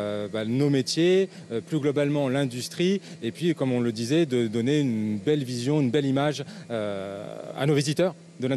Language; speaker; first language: French; native; French